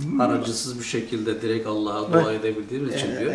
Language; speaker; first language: Turkish; native; Turkish